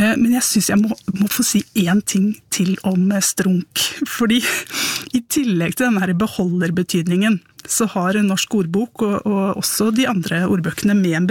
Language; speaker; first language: Norwegian; native; Norwegian